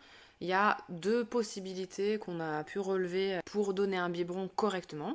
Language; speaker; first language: French; native; French